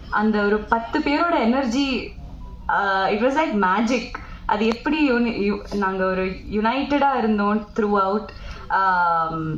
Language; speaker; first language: Tamil; non-native, local second language; Malayalam